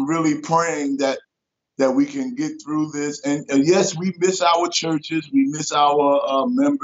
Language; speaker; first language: English; native; English